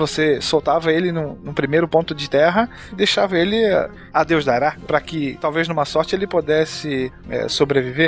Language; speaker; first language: Portuguese; native; Portuguese